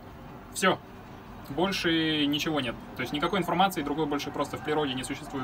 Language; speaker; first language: Russian; native; Russian